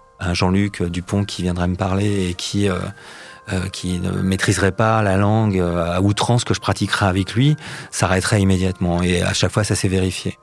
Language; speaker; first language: French; native; French